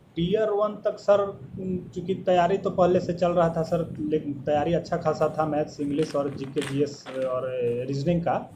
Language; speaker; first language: Hindi; native; Hindi